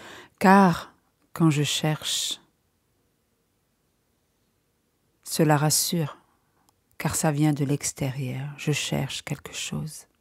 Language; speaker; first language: French; native; French